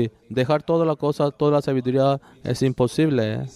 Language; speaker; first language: Spanish; non-native, learner; Korean